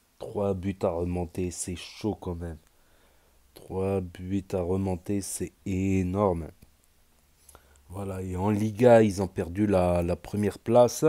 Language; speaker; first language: French; native; French